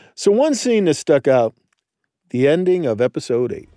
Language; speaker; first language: English; native; English